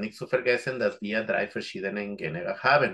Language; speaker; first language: German; non-native, fluent; Spanish